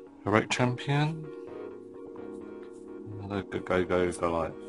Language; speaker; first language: English; native; English